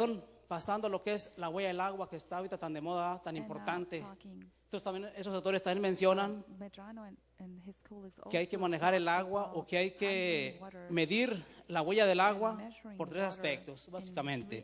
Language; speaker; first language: Spanish; native; Spanish